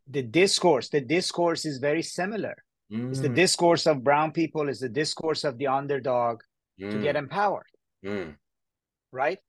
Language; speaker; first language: English; early bilingual, other home language; Persian